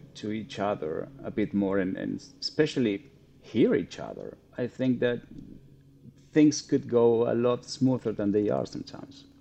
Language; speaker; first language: English; non-native, fluent; Spanish